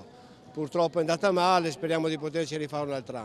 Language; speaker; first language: Italian; native; Italian